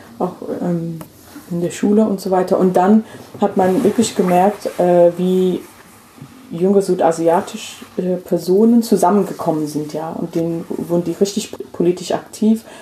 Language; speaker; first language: German; non-native, fluent; English